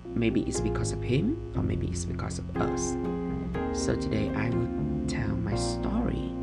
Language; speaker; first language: English; non-native, fluent; Vietnamese